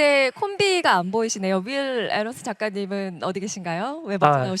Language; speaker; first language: Korean; native; Korean